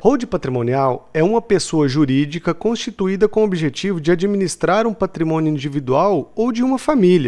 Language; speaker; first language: Portuguese; native; Portuguese